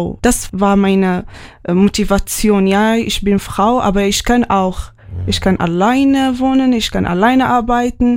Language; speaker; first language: German; non-native, learner; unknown